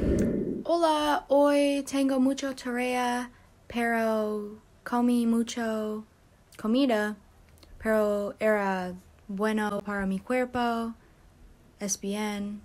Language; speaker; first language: Spanish; non-native, learner; English